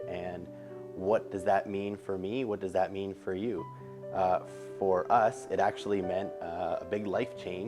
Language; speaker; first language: English; native; English